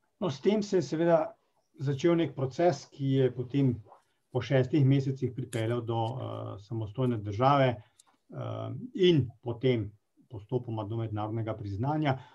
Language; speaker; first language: Slovenian; native; Slovenian